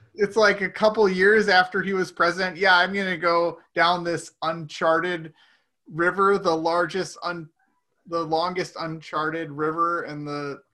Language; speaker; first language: English; native; English